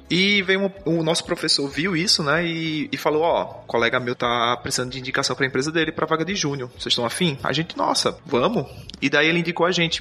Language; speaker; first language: Portuguese; native; Portuguese